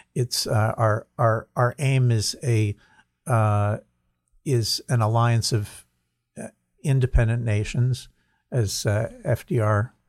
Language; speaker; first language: English; native; English